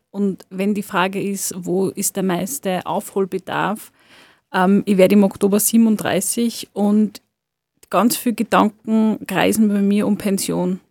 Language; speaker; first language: German; native; German